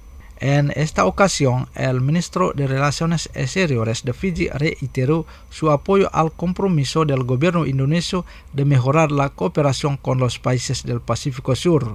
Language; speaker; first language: Spanish; non-native, fluent; Indonesian